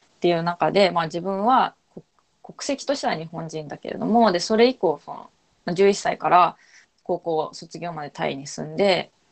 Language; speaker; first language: Japanese; native; Japanese